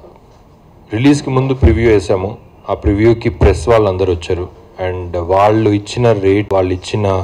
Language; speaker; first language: Telugu; native; Telugu